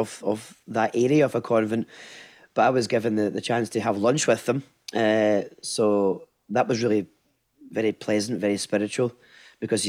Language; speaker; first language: English; native; English